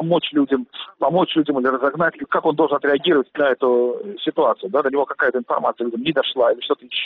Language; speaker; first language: Russian; native; Russian